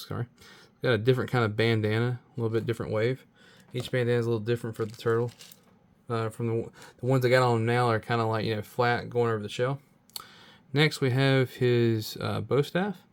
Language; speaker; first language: English; native; English